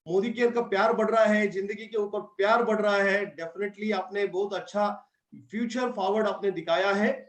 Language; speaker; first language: Hindi; non-native, local second language; Kannada